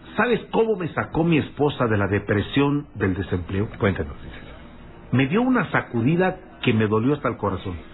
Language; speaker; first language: Spanish; native; Spanish